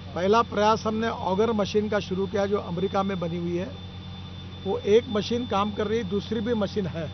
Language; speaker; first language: Hindi; non-native, local second language; Marathi